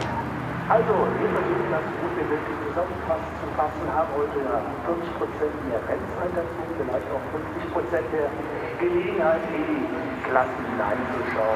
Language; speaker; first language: German; native; German